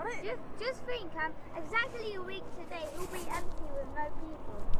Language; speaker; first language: English; native; English